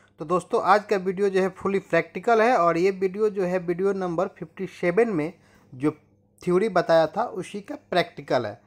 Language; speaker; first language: Hindi; native; Hindi